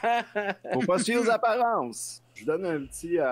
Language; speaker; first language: French; native; French